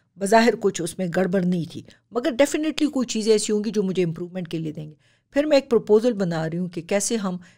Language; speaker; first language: Urdu; non-native, local second language; Pashto